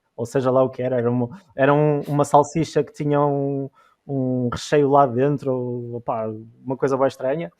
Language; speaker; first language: Portuguese; native; Portuguese